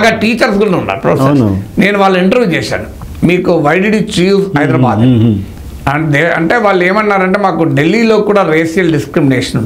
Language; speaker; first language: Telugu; native; Telugu